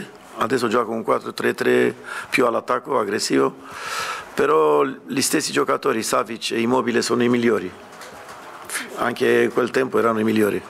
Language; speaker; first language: Italian; non-native, fluent; Romanian